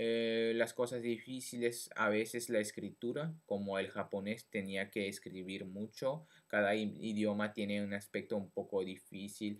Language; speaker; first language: Spanish; non-native, fluent; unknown